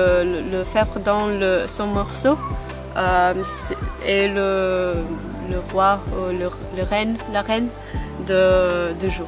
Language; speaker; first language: French; non-native, fluent; Maltese